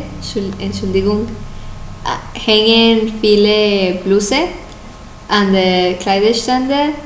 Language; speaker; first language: German; non-native, learner; Spanish